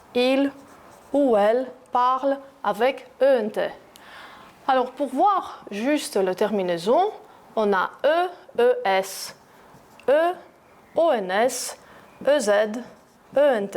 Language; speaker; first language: French; non-native, fluent; Greek